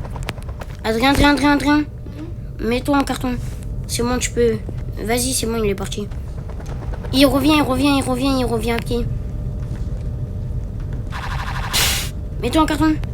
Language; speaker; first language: French; native; French